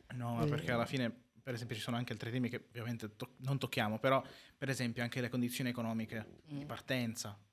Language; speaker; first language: Italian; native; Italian